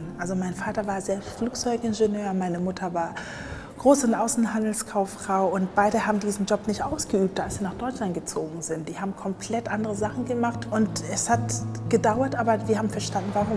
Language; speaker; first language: German; early bilingual, other home language; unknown